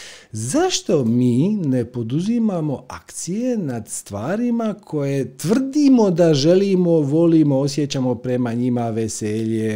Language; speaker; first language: Croatian; native; Croatian